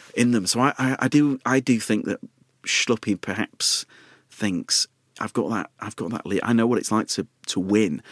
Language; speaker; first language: English; native; English